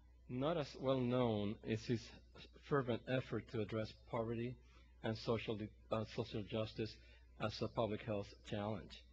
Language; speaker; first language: English; non-native, local second language; Spanish